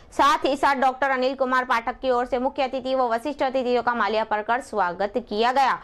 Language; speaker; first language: Hindi; native; Hindi